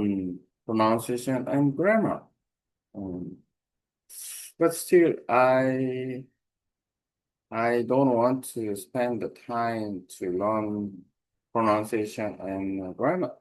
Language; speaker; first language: English; non-native, learner; Korean